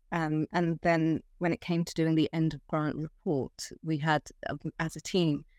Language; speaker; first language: English; non-native, fluent; Italian